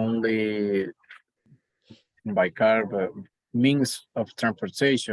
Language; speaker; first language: English; non-native, learner; Spanish